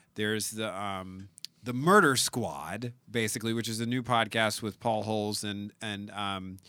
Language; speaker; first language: English; native; English